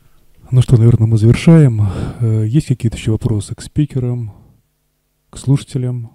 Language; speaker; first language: Russian; native; Russian